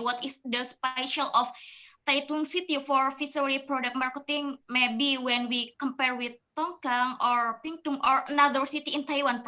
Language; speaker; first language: English; non-native, learner; Indonesian